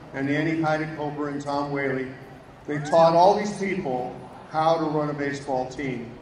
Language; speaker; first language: English; native; English